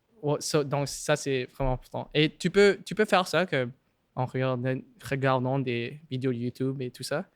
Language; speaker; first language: French; non-native, local second language; English